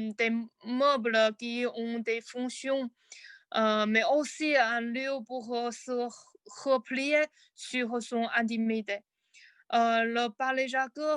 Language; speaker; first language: French; non-native, learner; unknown